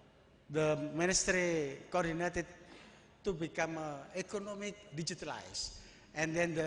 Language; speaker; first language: English; non-native, learner; Indonesian